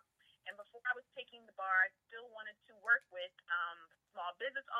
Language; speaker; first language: English; native; English